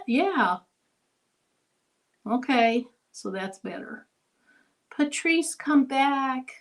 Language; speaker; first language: English; native; English